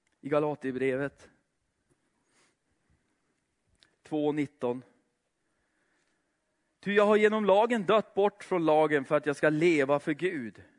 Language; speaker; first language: Swedish; native; Swedish